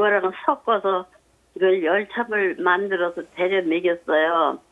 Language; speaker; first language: Korean; native; Korean